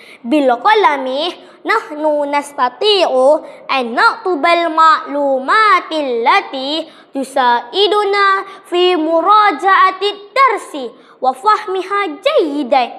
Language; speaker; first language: Arabic; non-native, learner; Malay